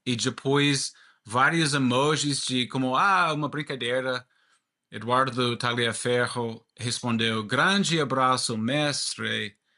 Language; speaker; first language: Portuguese; non-native, fluent; English